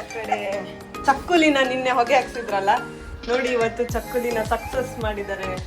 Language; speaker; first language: Kannada; native; Kannada